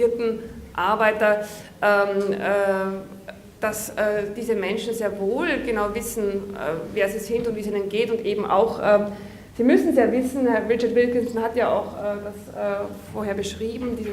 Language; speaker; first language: German; native; German